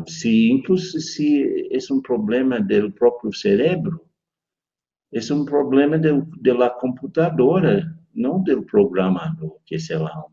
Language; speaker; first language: Spanish; non-native, fluent; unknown